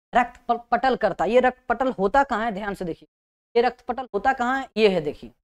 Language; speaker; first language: Hindi; native; Hindi